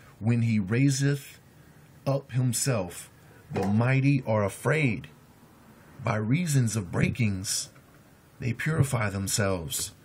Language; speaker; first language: English; native; English